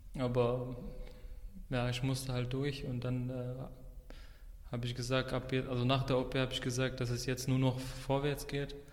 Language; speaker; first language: German; non-native, fluent; Arabic